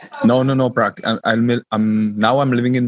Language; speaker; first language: English; non-native, learner; Czech